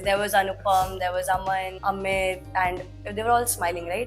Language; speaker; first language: English; non-native, local second language; Hindi